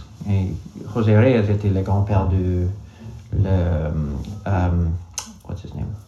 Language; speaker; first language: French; non-native, local second language; English